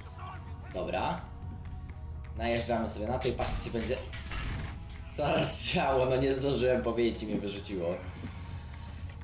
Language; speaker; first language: Polish; native; Polish